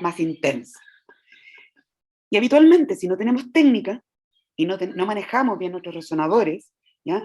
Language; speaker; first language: Spanish; native; Spanish